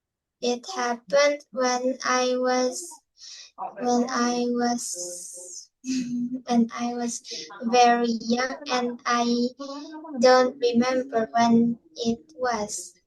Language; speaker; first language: English; non-native, learner; Indonesian